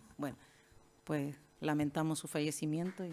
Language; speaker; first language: Spanish; native; Spanish